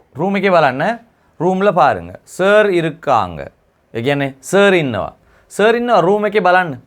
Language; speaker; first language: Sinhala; non-native, local second language; Tamil